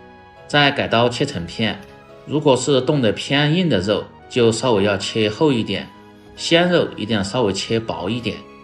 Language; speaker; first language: Chinese; native; Chinese